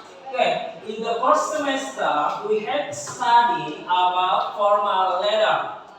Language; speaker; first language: English; non-native, learner; Indonesian